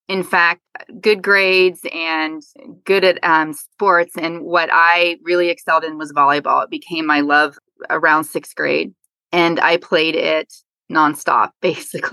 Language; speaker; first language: English; native; English